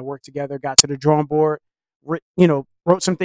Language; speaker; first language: English; native; English